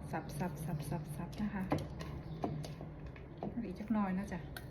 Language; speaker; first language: Thai; native; Thai